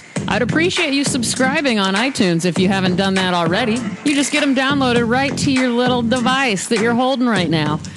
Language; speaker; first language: English; native; English